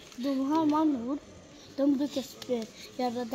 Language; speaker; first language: Swedish; early bilingual, other home language; Bangla